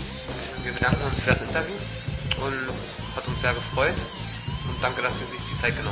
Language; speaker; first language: German; native; German